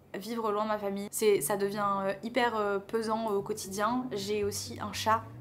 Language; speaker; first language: French; native; French